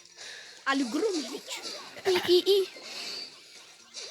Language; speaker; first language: French; native; French